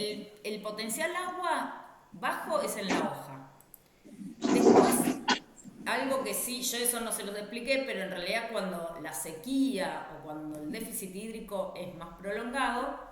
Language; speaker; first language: Spanish; native; Spanish